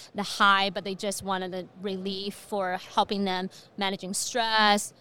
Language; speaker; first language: English; non-native, fluent; Chinese